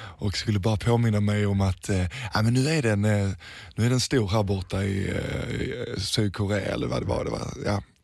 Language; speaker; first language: Swedish; early bilingual, other home language; Danish